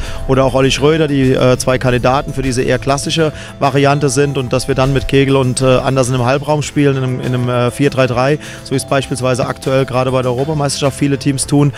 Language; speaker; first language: German; native; German